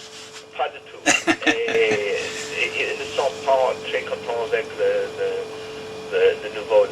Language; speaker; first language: French; non-native, fluent; English